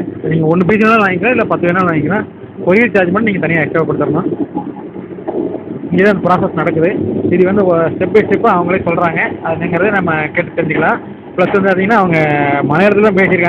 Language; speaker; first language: Tamil; native; Tamil